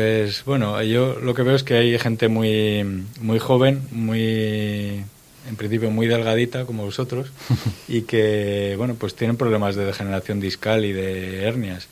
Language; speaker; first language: Spanish; native; Spanish